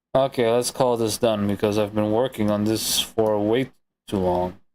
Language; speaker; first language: English; non-native, fluent; German